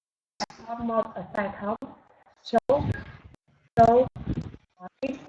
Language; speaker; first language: English; non-native, learner; Vietnamese